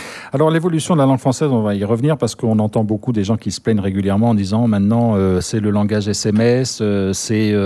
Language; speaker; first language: French; native; French